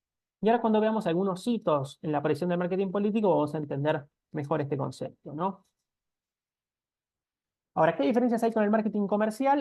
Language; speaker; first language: Spanish; native; Spanish